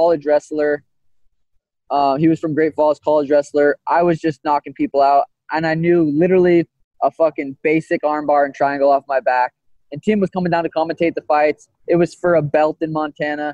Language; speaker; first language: English; native; English